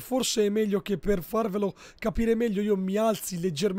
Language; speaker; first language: Italian; native; Italian